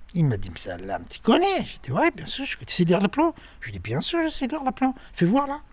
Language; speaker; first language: French; non-native, learner; Arabic